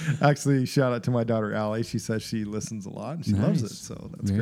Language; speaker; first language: English; native; English